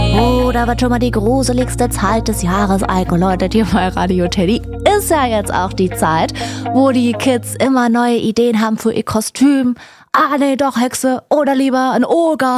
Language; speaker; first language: German; native; German